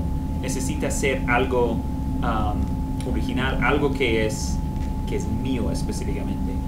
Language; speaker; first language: Spanish; non-native, fluent; English